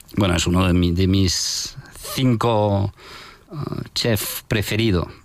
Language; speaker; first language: Spanish; non-native, fluent; French